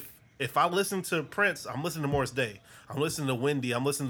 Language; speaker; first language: English; native; English